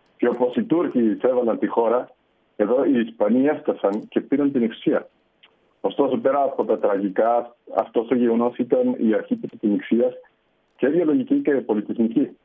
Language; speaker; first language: Greek; non-native, fluent; Spanish